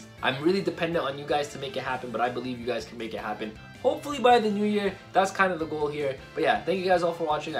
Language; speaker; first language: English; native; English